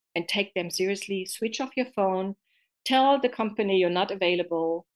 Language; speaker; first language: English; non-native, fluent; German